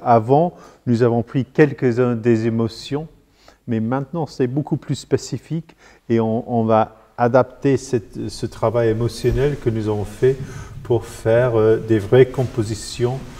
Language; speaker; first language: French; non-native, fluent; English